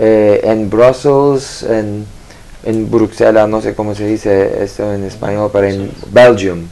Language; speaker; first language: Spanish; non-native, learner; Turkish